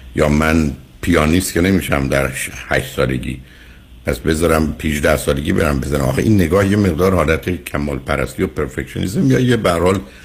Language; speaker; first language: Persian; native; Persian